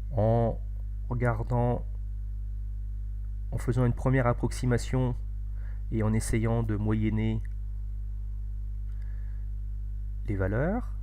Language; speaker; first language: French; native; French